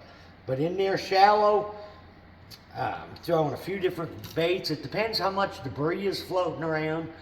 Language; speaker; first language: English; native; English